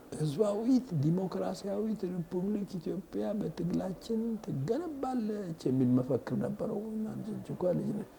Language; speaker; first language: Amharic; native; Amharic